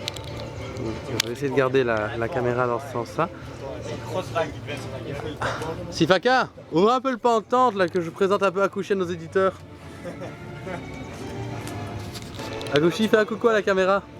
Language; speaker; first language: French; native; French